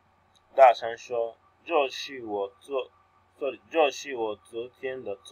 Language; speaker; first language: Chinese; non-native, learner; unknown